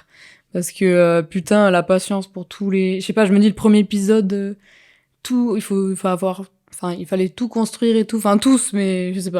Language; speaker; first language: French; native; French